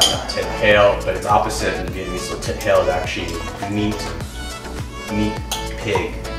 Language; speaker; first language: English; early bilingual, other home language; Vietnamese